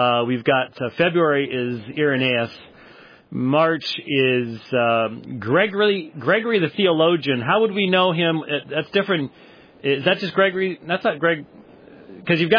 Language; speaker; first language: English; native; English